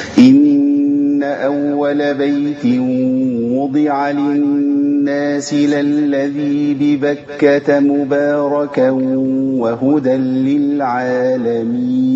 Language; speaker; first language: Arabic; native; Arabic